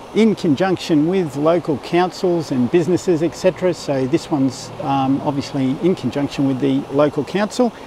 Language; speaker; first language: English; native; English